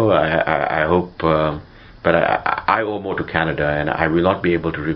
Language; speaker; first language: English; non-native, local second language; Gujarati